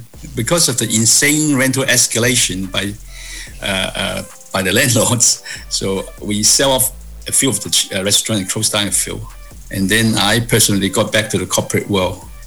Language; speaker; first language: English; non-native, local second language; Cantonese